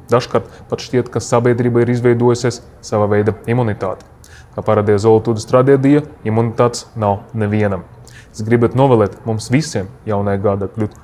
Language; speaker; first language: Latvian; non-native, local second language; Russian